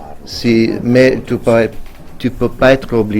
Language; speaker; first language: French; non-native, fluent; Italian